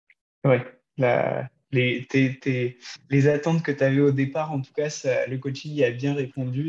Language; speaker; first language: French; native; French